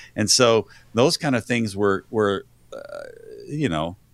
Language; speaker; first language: English; native; English